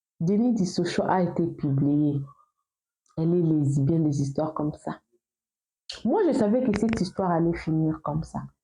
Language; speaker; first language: French; non-native, local second language; Lingala